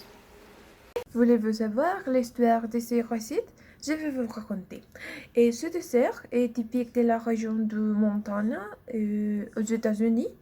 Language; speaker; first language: French; non-native, learner; Spanish